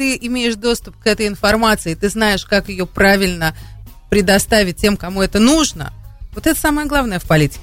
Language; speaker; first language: Russian; native; Russian